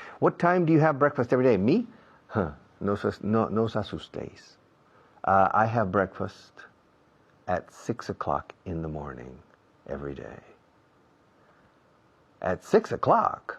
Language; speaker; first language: English; non-native, fluent; Spanish